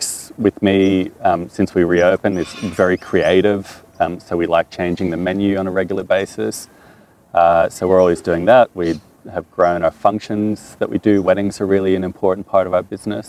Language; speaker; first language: English; non-native, fluent; French